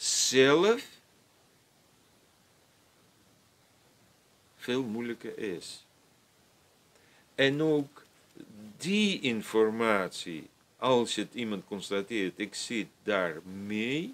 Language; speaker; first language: Dutch; non-native, fluent; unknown